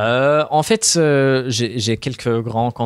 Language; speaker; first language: French; non-native, fluent; English